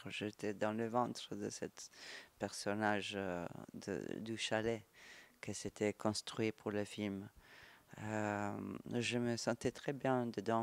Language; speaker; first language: French; non-native, fluent; Italian